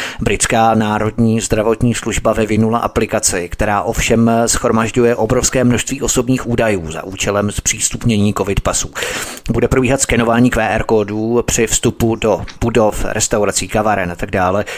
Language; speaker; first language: Czech; native; Czech